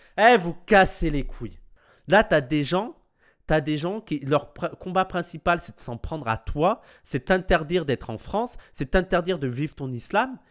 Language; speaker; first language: French; native; French